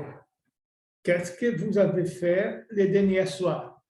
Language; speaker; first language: French; non-native, learner; Portuguese